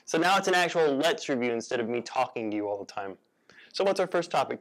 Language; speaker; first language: English; native; English